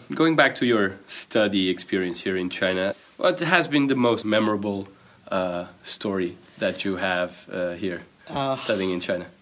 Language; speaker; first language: English; non-native, fluent; Portuguese